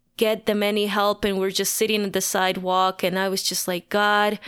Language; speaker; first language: English; non-native, fluent; Spanish